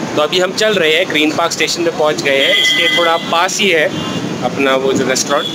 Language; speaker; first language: Hindi; native; Hindi